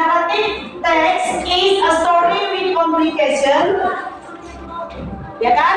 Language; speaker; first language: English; non-native, learner; Indonesian